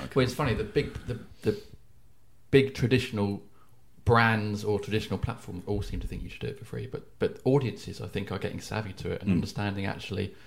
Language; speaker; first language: English; native; English